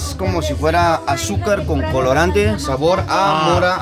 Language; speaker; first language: Spanish; native; Spanish